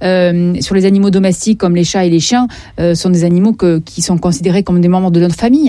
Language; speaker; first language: French; native; French